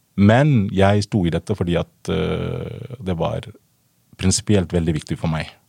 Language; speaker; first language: Norwegian; non-native, fluent; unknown